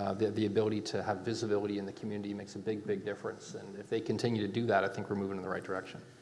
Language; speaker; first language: English; native; English